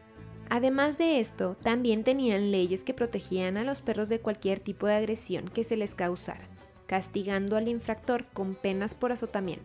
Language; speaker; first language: Spanish; native; Spanish